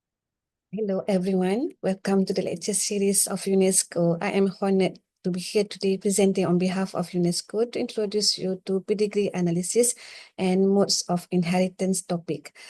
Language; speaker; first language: English; non-native, local second language; Malay